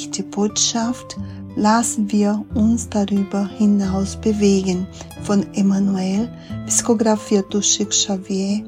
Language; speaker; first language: German; non-native, fluent; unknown